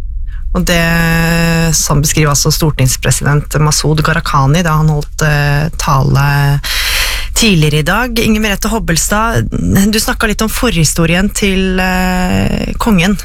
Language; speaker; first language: Norwegian; native; Norwegian